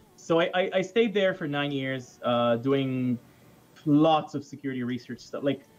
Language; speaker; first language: English; non-native, fluent; Hebrew